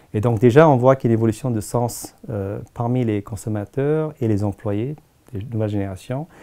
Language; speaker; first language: French; non-native, fluent; Tamil